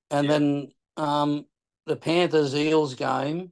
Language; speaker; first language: English; native; English